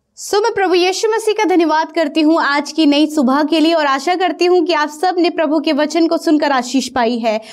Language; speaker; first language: Hindi; native; Hindi